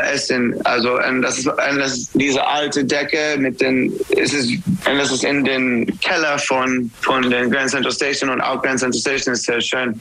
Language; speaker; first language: German; non-native, learner; English